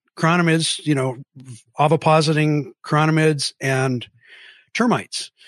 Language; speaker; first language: English; native; English